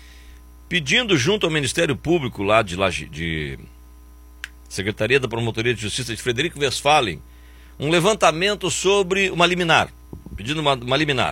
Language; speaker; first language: Portuguese; native; Portuguese